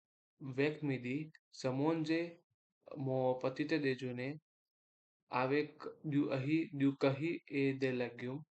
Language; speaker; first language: French; non-native, learner; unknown